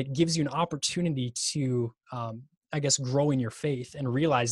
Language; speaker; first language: English; native; English